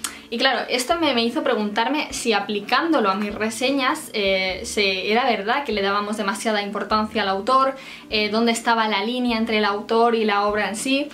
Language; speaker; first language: Spanish; native; Spanish